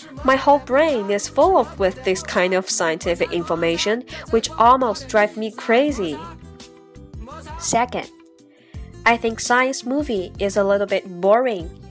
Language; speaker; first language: English; non-native, fluent; Chinese